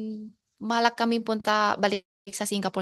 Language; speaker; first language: Filipino; non-native, learner; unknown